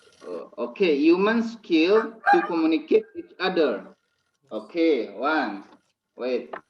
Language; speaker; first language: English; non-native, learner; Indonesian